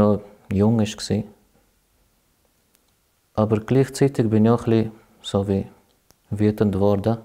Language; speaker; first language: German; non-native, fluent; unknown